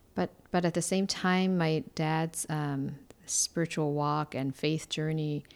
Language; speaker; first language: English; non-native, fluent; Korean